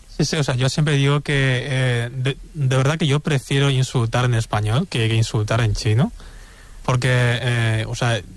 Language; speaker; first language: Spanish; early bilingual, other home language; Chinese